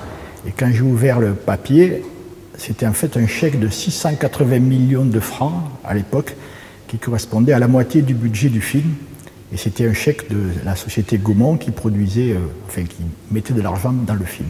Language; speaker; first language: French; native; French